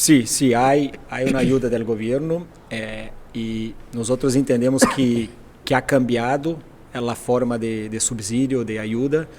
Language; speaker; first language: Spanish; non-native, fluent; Portuguese